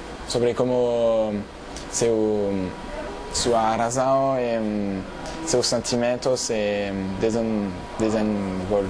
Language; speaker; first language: Portuguese; non-native, learner; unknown